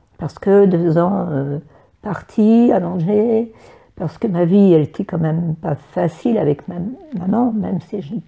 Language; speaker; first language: French; native; French